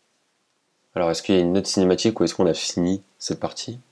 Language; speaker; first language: French; native; French